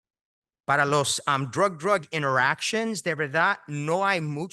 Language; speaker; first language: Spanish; early bilingual, heritage; Spanish